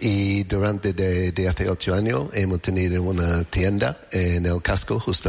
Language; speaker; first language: Spanish; non-native, learner; English